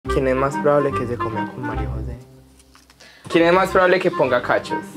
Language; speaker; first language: Spanish; native; Spanish